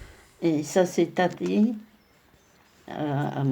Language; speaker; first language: French; non-native, learner; Polish